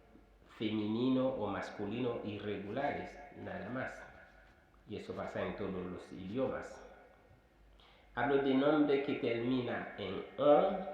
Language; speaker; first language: Spanish; non-native, fluent; Haitian Creole